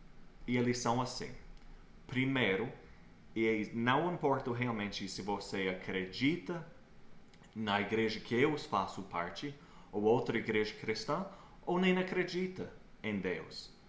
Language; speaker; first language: Portuguese; non-native, fluent; English